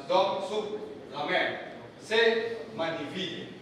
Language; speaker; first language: French; non-native, learner; Indonesian